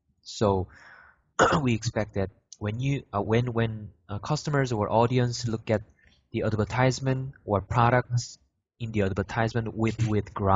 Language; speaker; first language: English; non-native, learner; Korean